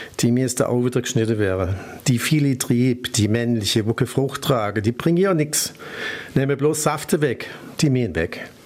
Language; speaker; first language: German; native; German